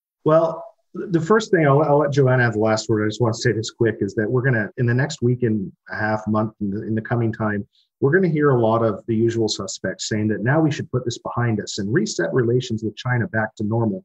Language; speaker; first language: English; native; English